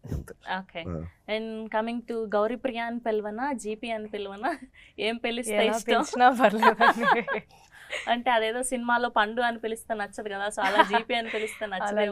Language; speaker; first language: Telugu; native; Telugu